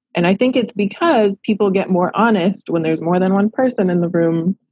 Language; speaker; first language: English; native; English